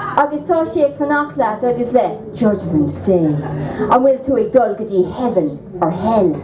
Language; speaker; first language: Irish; non-native, local second language; English